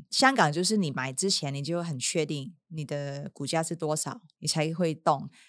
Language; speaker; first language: Chinese; non-native, local second language; Cantonese